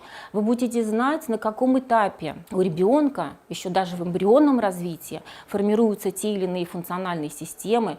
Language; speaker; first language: Russian; native; Russian